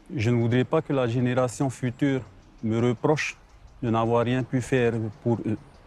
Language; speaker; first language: French; non-native, local second language; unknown